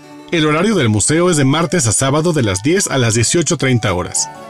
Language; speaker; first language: Spanish; native; Spanish